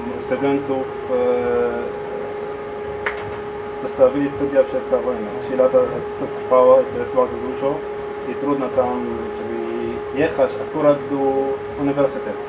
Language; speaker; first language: Polish; non-native, learner; Arabic